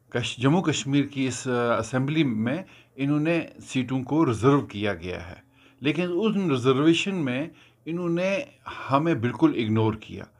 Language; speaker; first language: Hindi; non-native, local second language; Kashmiri